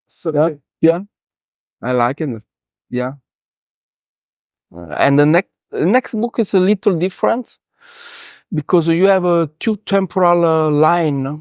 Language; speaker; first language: English; non-native, learner; Italian